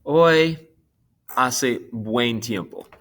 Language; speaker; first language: Spanish; non-native, fluent; English